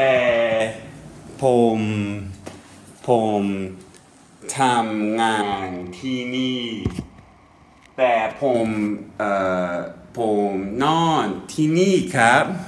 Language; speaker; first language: Thai; non-native, learner; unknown